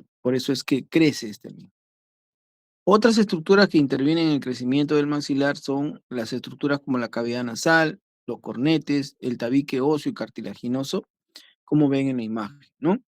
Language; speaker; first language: Spanish; native; Spanish